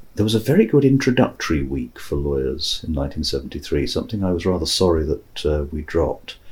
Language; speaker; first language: English; native; English